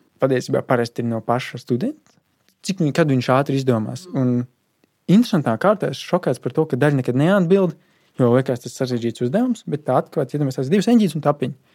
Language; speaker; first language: Latvian; native; Latvian